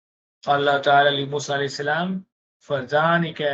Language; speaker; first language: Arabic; non-native, fluent; Tamil